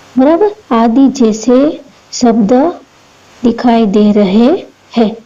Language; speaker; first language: Hindi; non-native, local second language; Gujarati